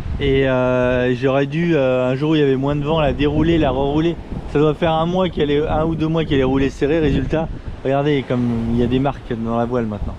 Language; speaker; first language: French; native; French